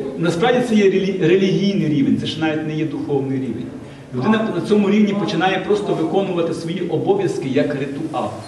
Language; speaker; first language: Ukrainian; non-native, local second language; Russian